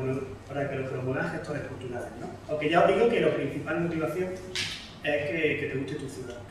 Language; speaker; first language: Spanish; native; Spanish